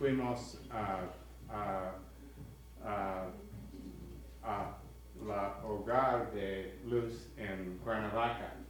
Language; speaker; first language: Spanish; non-native, learner; English